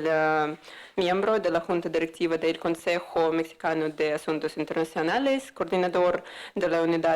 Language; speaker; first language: Spanish; non-native, fluent; Russian